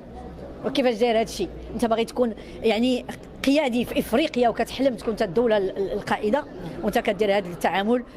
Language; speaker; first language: Arabic; native; Arabic